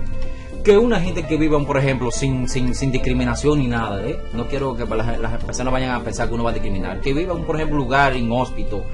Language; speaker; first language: Spanish; native; Spanish